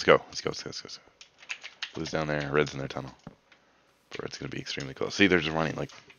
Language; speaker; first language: English; native; English